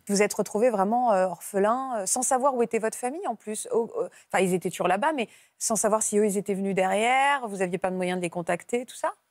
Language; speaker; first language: French; native; French